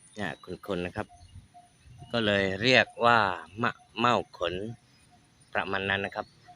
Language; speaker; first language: Thai; non-native, local second language; Malay